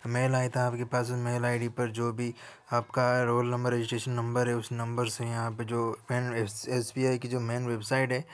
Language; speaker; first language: Hindi; native; Hindi